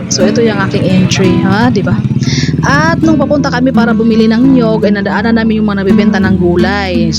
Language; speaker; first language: Filipino; non-native, local second language; Cebuano